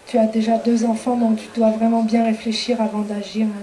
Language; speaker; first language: French; native; French